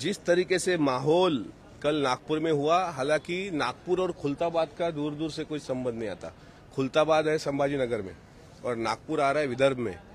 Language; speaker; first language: Hindi; non-native, local second language; Marathi